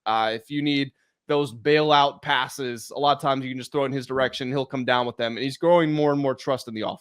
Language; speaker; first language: English; native; English